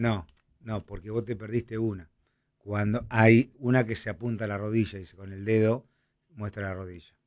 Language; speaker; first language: Spanish; native; Spanish